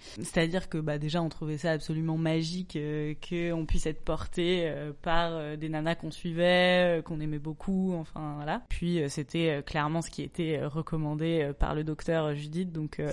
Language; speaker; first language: French; native; French